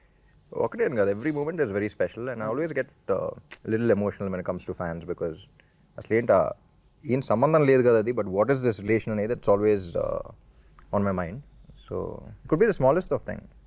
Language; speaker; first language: Telugu; native; Telugu